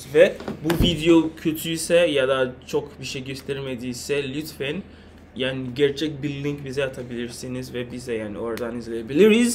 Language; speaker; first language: Turkish; non-native, learner; English